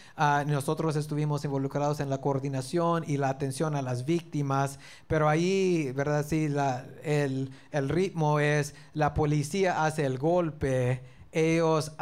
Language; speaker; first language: Spanish; early bilingual, heritage; Spanish